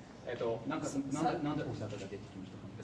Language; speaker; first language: Japanese; non-native, fluent; English